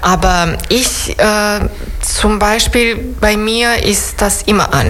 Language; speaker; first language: German; non-native, fluent; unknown